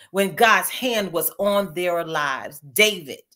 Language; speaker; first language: English; native; English